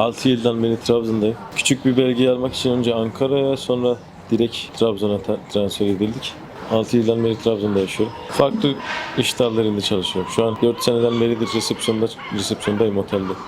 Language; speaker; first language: Turkish; non-native, fluent; Persian